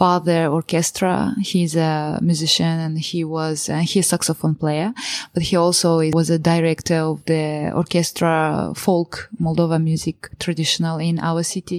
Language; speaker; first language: English; non-native, fluent; Romanian